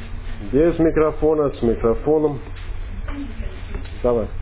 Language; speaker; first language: Russian; non-native, fluent; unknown